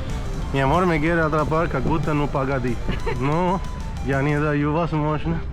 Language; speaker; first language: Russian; non-native, learner; Spanish